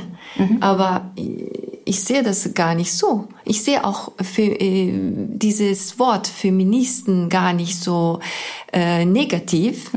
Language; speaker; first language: German; non-native, fluent; Turkish